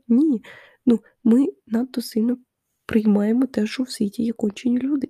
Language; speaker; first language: Ukrainian; non-native, local second language; Russian